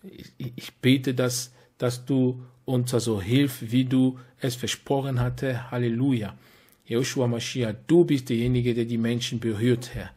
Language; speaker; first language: German; non-native, fluent; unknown